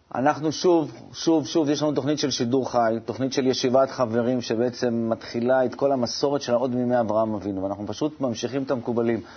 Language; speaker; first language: Hebrew; native; Hebrew